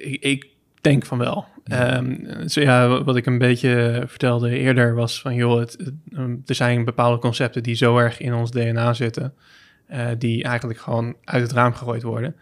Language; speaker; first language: Dutch; native; Dutch